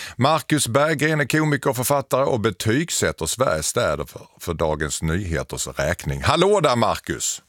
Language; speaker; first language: Swedish; native; Swedish